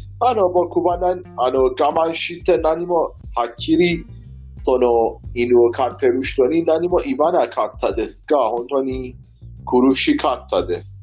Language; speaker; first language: Japanese; non-native, learner; Persian